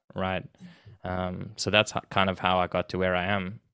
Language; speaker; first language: English; native; English